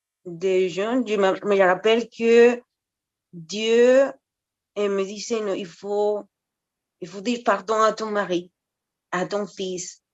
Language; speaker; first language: French; non-native, fluent; Spanish